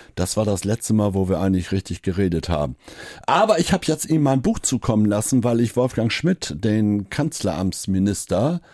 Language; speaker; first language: German; native; German